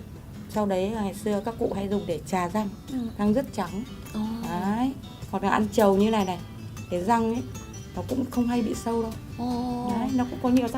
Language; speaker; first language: Vietnamese; native; Vietnamese